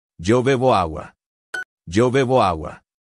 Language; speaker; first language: Spanish; non-native, learner; English